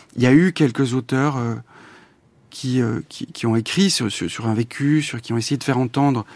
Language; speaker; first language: French; native; French